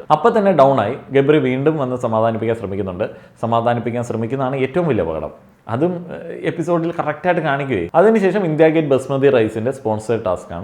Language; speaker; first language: Malayalam; native; Malayalam